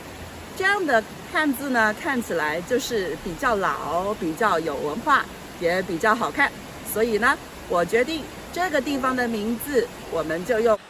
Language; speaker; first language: Chinese; non-native, local second language; Yao